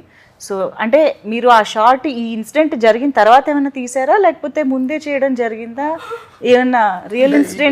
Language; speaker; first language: Telugu; native; Telugu